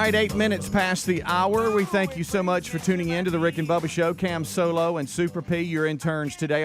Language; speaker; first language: English; native; English